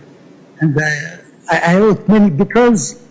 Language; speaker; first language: English; non-native, learner; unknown